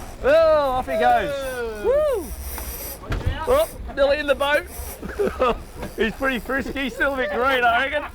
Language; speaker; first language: English; native; English